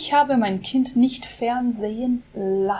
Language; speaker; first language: German; non-native, fluent; Portuguese